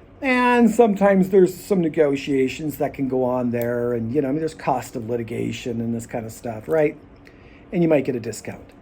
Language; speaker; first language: English; native; English